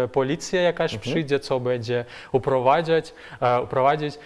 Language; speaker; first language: Polish; non-native, learner; Belarusian